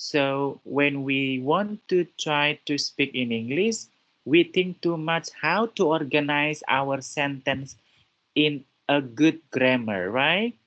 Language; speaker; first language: English; non-native, fluent; Indonesian